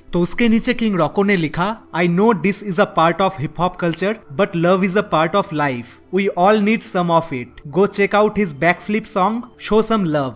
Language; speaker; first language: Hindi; non-native, local second language; Bangla